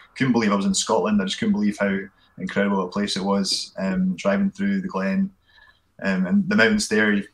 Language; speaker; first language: English; native; English